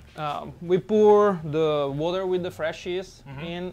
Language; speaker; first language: English; non-native, fluent; Italian